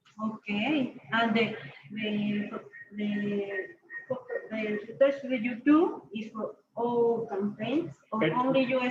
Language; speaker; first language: English; non-native, learner; Spanish